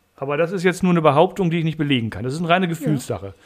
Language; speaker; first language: German; native; German